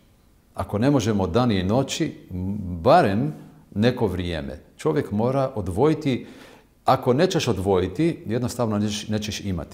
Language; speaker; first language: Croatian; non-native, fluent; Hebrew